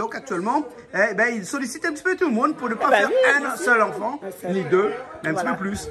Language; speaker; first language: French; native; French